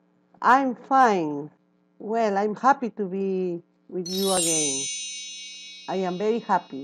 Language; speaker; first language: English; non-native, learner; Spanish